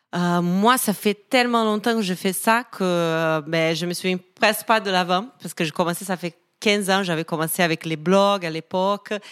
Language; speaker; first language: French; non-native, fluent; Portuguese